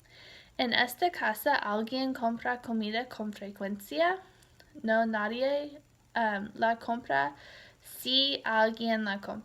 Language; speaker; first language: Spanish; non-native, learner; English